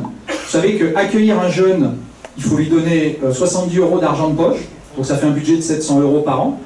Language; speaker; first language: French; native; French